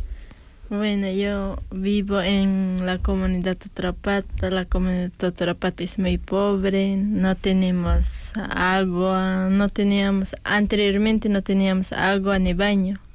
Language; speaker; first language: Spanish; non-native, local second language; Quechua